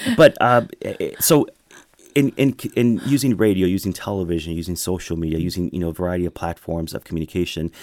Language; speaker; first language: English; early bilingual, other home language; Spanish